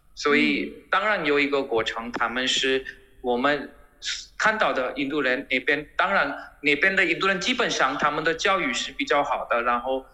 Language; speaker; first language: Chinese; non-native, fluent; Gujarati